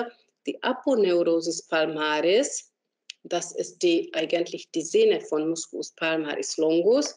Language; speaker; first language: German; non-native, fluent; Hungarian